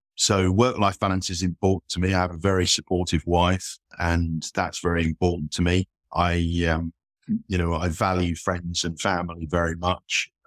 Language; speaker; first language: English; native; English